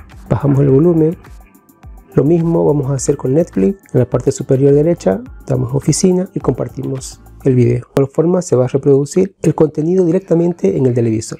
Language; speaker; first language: Spanish; native; Spanish